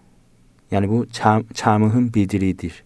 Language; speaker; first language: Turkish; non-native, fluent; Korean